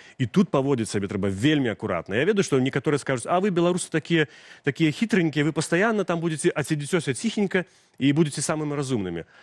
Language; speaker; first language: Belarusian; non-native, local second language; Russian